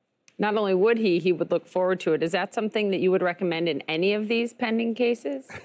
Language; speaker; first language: English; native; English